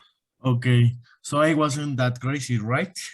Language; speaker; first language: English; non-native, learner; Spanish